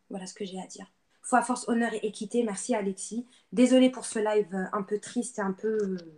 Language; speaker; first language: French; non-native, local second language; Arabic